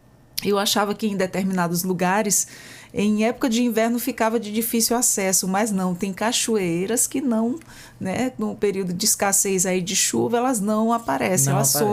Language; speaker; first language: Portuguese; native; Portuguese